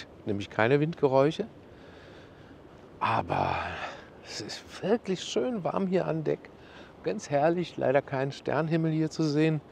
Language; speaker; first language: German; native; German